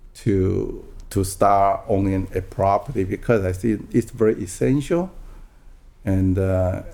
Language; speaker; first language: English; non-native, fluent; Min Nan Chinese